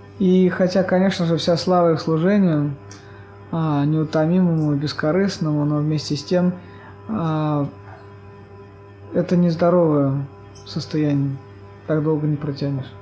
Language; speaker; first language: Russian; native; Russian